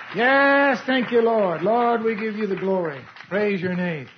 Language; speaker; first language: English; native; English